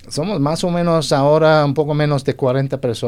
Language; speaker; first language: Spanish; non-native, fluent; English